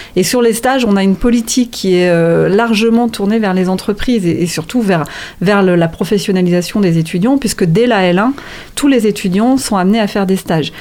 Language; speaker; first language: French; native; French